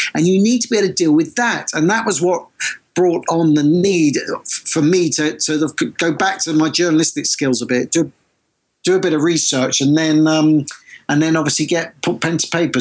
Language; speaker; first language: English; native; English